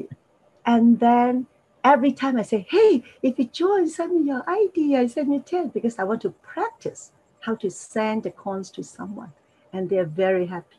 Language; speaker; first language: English; non-native, local second language; Cantonese